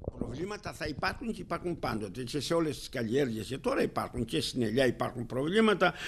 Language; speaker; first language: Greek; native; Greek